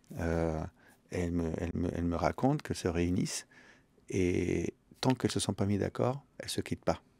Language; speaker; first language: French; early bilingual, other home language; Spanish